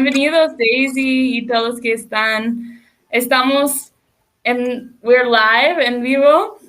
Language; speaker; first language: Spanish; non-native, learner; English